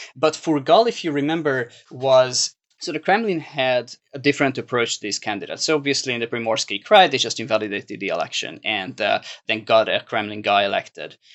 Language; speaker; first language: English; non-native, fluent; Hungarian